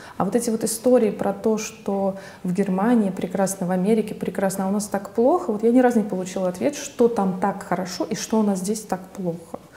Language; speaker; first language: Russian; native; Russian